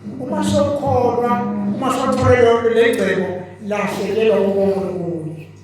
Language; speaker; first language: Zulu; non-native, local second language; Swati